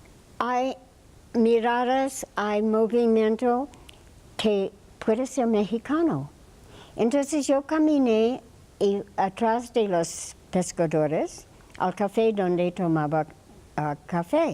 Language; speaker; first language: Spanish; non-native, fluent; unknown